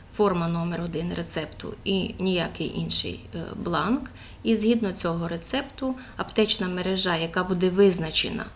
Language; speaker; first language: Ukrainian; native; Ukrainian